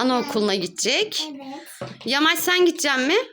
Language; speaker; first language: Turkish; native; Turkish